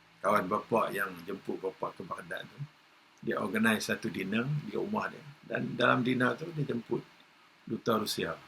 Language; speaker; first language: Malay; native; Malay